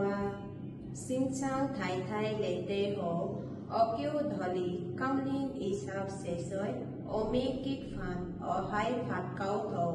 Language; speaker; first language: Cantonese; non-native, learner; Bangla